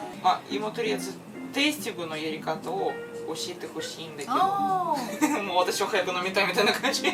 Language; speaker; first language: Japanese; non-native, fluent; Russian